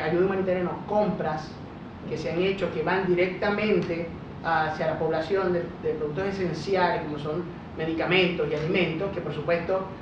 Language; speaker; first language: Spanish; native; Spanish